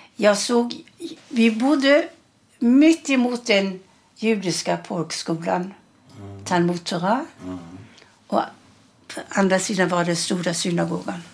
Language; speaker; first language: Swedish; early bilingual, other home language; German